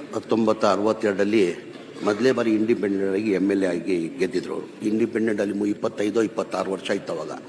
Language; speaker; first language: Kannada; non-native, local second language; Urdu